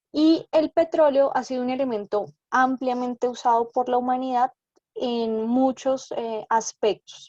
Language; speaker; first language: Spanish; native; Spanish